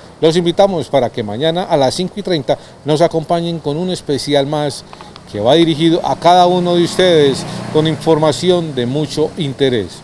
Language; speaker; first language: Spanish; native; Spanish